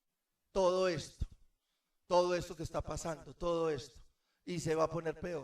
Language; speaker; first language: Spanish; native; Spanish